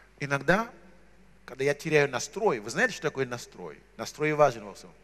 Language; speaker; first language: Russian; non-native, fluent; Shona